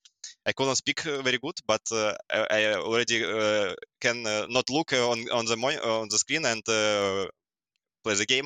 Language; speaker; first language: English; non-native, learner; Russian